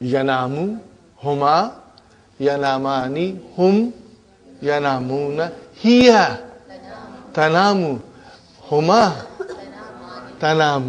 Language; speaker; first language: Arabic; non-native, fluent; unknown